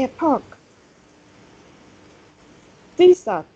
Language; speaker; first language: English; non-native, learner; Vietnamese